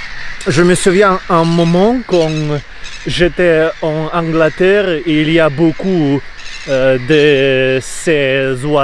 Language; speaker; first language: French; non-native, learner; Russian